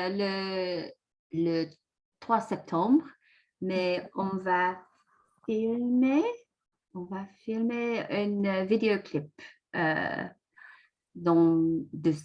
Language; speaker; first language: French; non-native, learner; English